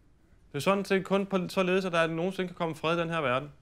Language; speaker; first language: Danish; native; Danish